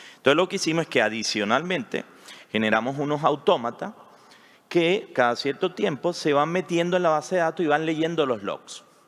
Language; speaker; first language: Spanish; native; Spanish